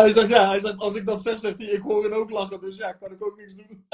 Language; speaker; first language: Dutch; early bilingual, other home language; Turkish